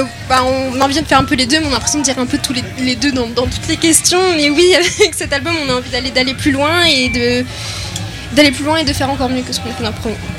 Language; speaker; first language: French; native; French